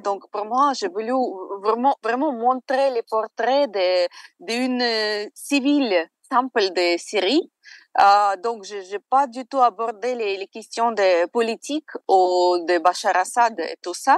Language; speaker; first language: French; non-native, fluent; Russian